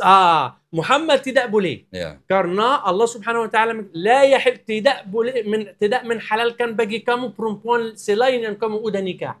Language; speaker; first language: Indonesian; non-native, learner; Arabic